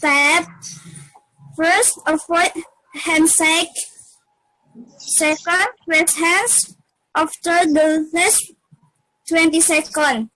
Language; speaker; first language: English; non-native, learner; Indonesian